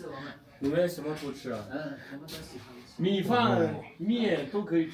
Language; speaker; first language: Chinese; non-native, fluent; Bambara